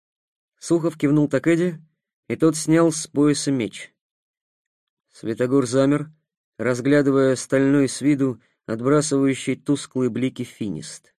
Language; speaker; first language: Russian; native; Russian